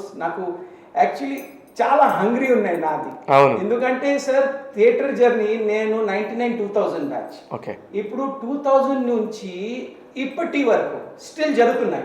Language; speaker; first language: Telugu; non-native, learner; Hindi